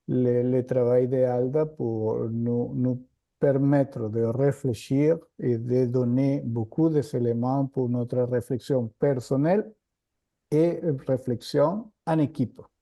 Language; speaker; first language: French; non-native, fluent; Spanish